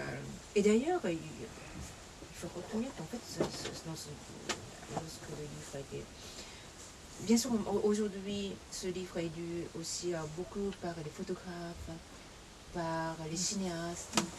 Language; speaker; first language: French; non-native, fluent; Japanese